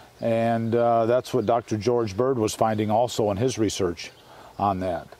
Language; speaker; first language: English; native; English